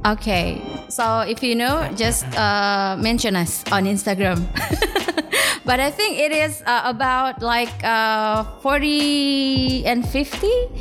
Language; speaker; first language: English; non-native, fluent; Indonesian